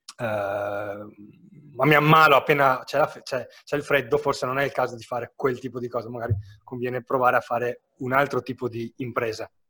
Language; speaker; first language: Italian; native; Italian